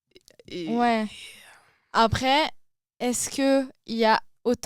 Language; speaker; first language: French; native; French